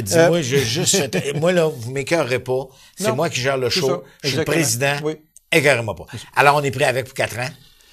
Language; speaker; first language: French; native; French